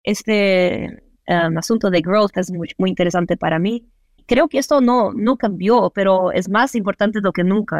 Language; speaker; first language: Spanish; non-native, fluent; Portuguese